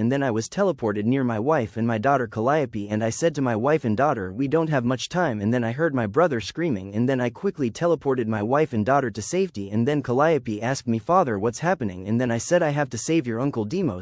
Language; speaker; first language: English; native; English